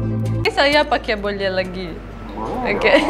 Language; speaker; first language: Indonesian; non-native, learner; Russian